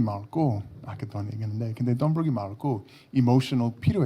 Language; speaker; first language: Korean; non-native, learner; English